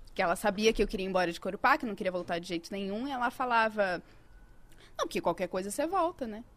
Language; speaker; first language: Portuguese; native; Portuguese